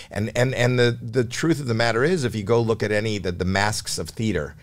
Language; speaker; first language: English; native; English